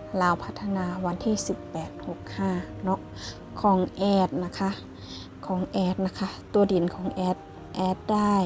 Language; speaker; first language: Thai; non-native, local second language; Northeastern Thai